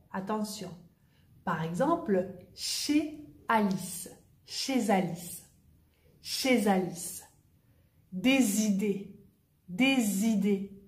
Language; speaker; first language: French; native; French